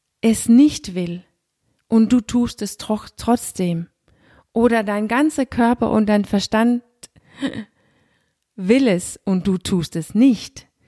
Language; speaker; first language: German; non-native, fluent; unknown